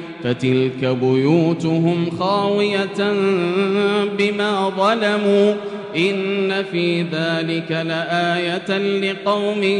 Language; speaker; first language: Arabic; native; Arabic